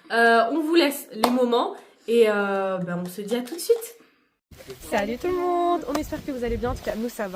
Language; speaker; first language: French; native; French